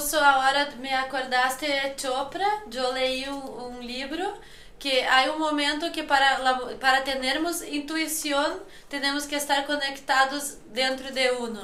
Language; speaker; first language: Spanish; native; Spanish